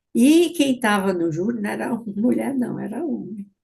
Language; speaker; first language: Portuguese; native; Portuguese